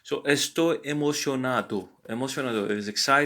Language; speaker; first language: Spanish; non-native, learner; English